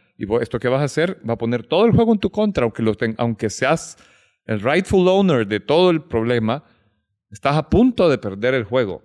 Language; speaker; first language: Spanish; native; Spanish